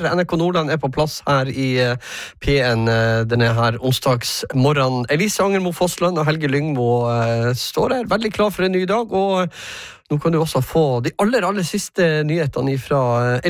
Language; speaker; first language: Norwegian; native; Norwegian